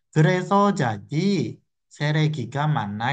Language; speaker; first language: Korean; non-native, fluent; Indonesian